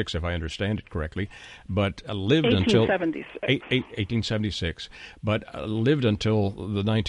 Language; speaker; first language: English; native; English